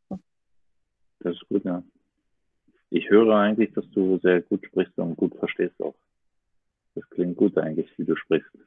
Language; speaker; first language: German; native; German